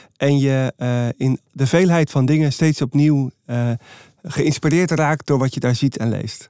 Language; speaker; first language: Dutch; native; Dutch